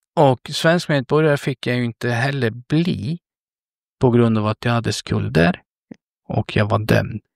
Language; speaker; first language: Swedish; early bilingual, other home language; Spanish